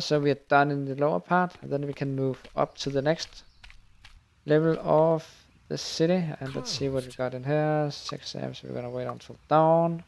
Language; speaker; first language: English; non-native, fluent; Danish